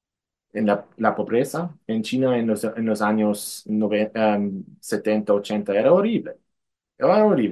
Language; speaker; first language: Spanish; non-native, fluent; German